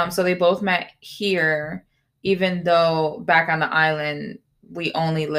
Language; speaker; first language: English; early bilingual, other home language; Spanish